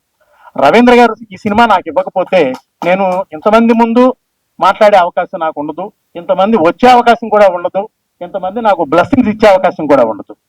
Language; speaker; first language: Telugu; native; Telugu